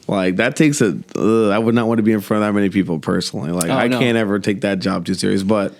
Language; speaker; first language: English; native; English